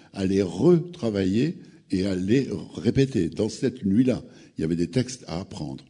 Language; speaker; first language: French; native; French